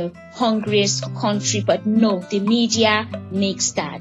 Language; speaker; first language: English; non-native, local second language; Hausa